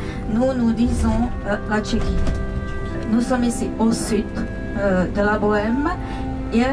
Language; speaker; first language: French; non-native, fluent; Czech